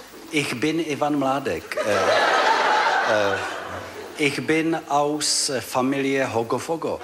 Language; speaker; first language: German; non-native, learner; Czech